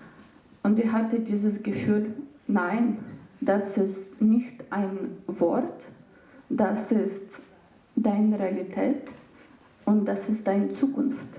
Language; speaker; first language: German; non-native, learner; Ukrainian